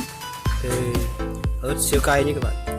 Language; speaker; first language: Vietnamese; non-native, local second language; Jarai